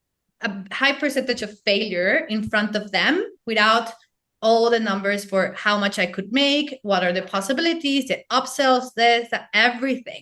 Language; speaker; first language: English; non-native, fluent; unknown